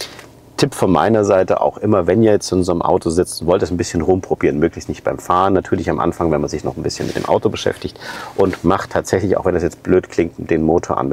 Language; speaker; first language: German; native; German